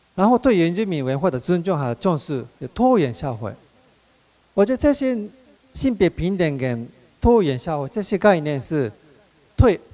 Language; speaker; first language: Chinese; non-native, fluent; Japanese